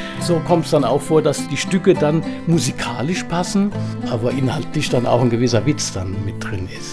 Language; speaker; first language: German; native; German